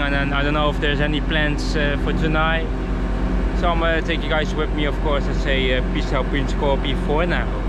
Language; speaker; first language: English; non-native, fluent; Dutch